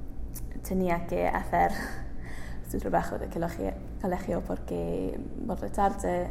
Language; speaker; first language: Spanish; non-native, learner; English